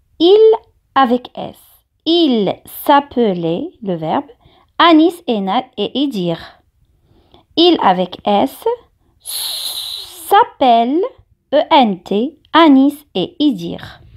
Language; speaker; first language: French; non-native, local second language; Arabic